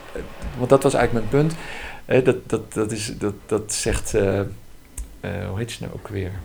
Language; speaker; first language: Dutch; native; Dutch